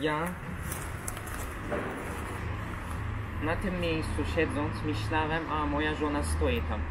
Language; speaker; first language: Polish; non-native, fluent; Turkish